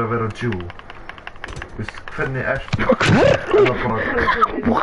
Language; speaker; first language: Icelandic; early bilingual, heritage; Icelandic